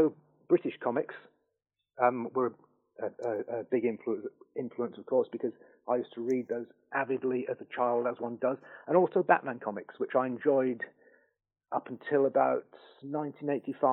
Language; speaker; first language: English; native; English